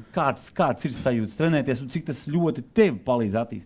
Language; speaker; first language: Latvian; native; Latvian